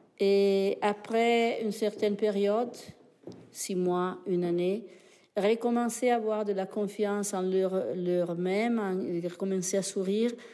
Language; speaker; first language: French; non-native, fluent; Italian